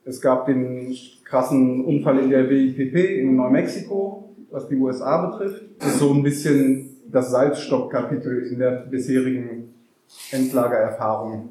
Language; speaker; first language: German; native; German